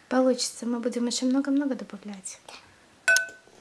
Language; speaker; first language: Russian; native; Russian